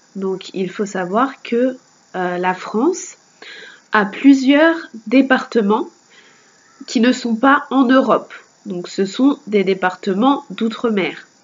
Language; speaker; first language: French; native; French